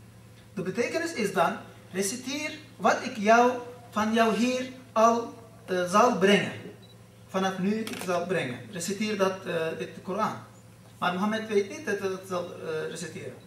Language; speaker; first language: Dutch; non-native, fluent; Turkish